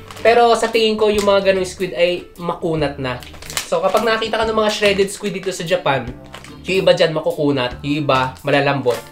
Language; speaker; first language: Filipino; native; Filipino